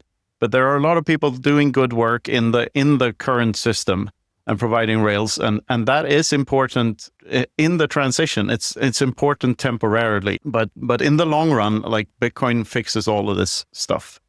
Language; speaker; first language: English; non-native, fluent; Swedish